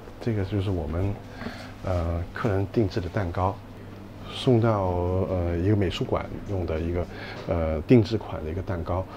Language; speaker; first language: Chinese; non-native, local second language; Cantonese